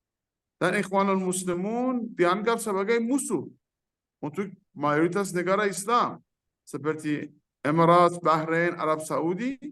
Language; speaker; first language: Indonesian; non-native, fluent; Persian